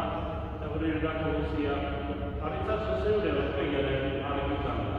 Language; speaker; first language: Basque; native; Basque